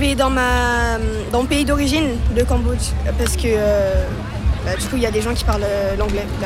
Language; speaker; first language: French; early bilingual, other home language; Khmer